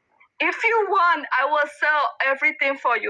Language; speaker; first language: English; non-native, learner; Thai